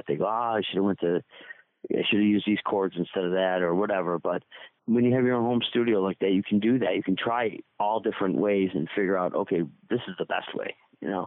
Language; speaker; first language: English; native; English